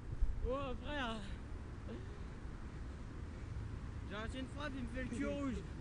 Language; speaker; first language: French; native; French